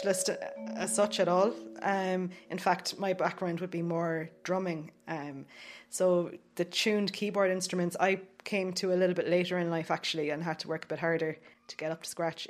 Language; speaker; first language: English; native; English